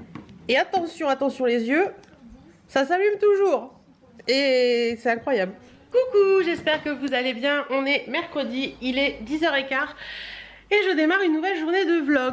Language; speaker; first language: French; native; French